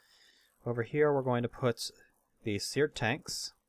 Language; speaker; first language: English; native; English